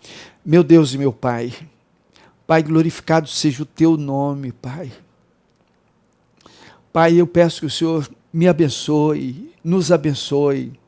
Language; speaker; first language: Portuguese; native; Portuguese